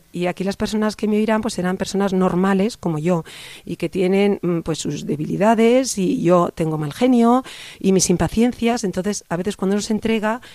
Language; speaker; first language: Spanish; native; Spanish